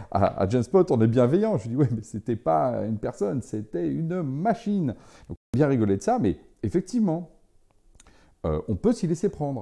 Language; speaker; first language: French; native; French